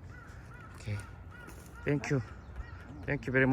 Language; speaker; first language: English; non-native, learner; Korean